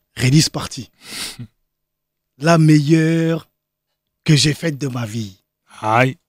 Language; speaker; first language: French; native; French